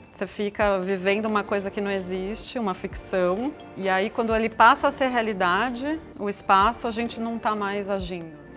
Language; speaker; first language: Portuguese; native; Portuguese